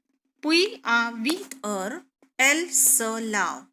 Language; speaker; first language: French; non-native, learner; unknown